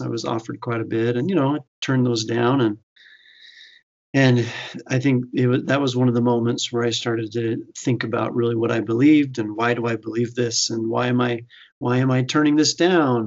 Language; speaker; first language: English; native; English